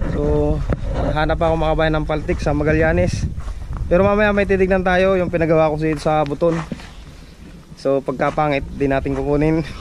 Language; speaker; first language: Filipino; non-native, local second language; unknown